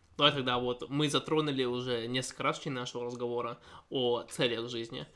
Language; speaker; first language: Russian; early bilingual, heritage; Russian